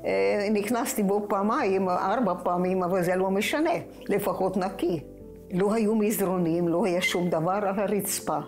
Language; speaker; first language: Hebrew; non-native, fluent; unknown